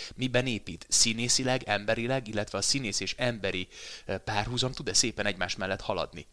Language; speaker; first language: Hungarian; native; Hungarian